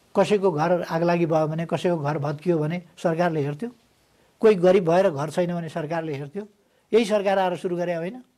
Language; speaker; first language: Nepali; native; Nepali